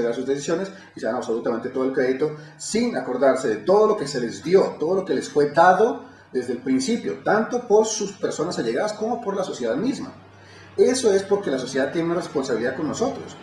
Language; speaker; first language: Spanish; native; Spanish